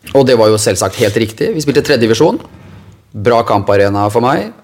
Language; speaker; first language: Norwegian; native; Norwegian